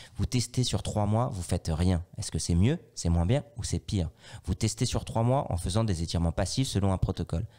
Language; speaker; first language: French; native; French